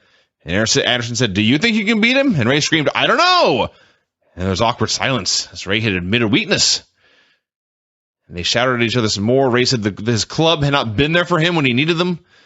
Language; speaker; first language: English; native; English